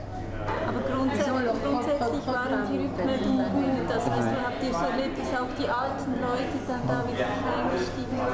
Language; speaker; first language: German; native; German